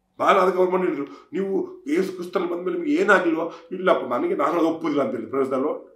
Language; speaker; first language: Kannada; non-native, local second language; Tulu